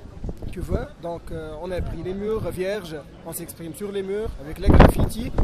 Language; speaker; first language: French; non-native, local second language; Arabic